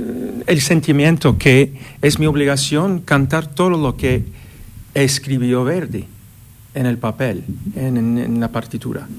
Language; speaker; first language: Spanish; non-native, fluent; English